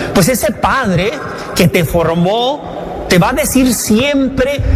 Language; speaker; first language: Spanish; native; Spanish